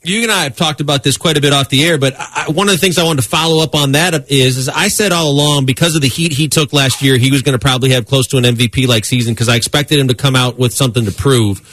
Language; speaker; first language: English; native; English